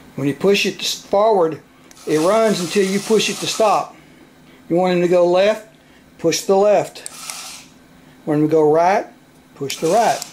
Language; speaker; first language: English; native; English